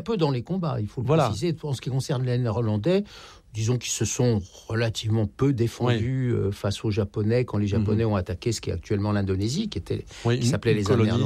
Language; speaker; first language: French; native; French